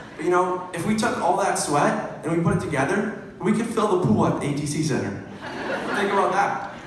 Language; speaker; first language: English; native; English